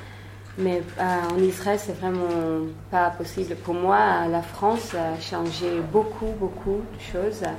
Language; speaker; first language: French; non-native, learner; Hebrew